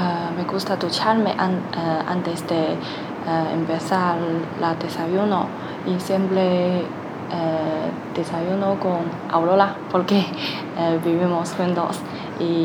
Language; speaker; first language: Spanish; non-native, learner; Chinese